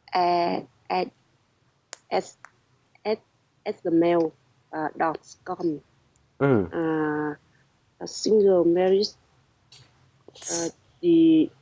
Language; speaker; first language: English; non-native, learner; Vietnamese